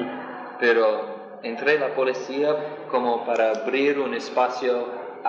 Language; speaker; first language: Spanish; non-native, learner; English